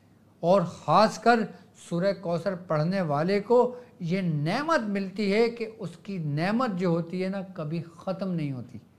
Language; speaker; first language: Urdu; native; Urdu